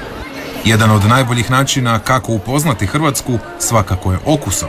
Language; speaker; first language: Serbian; native; Serbian